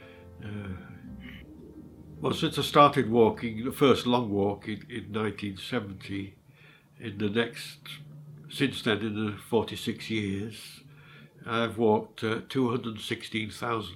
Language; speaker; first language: English; native; English